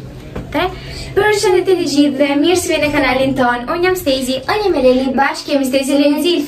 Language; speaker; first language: Albanian; early bilingual, heritage; Albanian